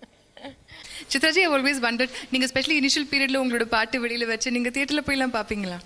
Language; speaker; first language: Tamil; native; Tamil